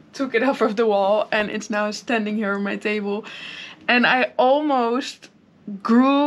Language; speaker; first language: English; non-native, fluent; Dutch